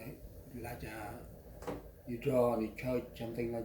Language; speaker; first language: English; non-native, learner; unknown